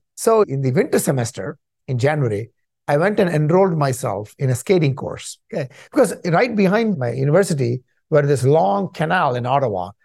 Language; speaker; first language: English; non-native, local second language; Tamil